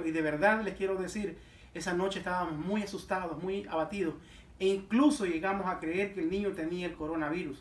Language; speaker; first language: Spanish; native; Spanish